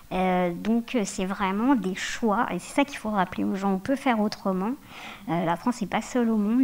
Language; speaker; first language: French; native; French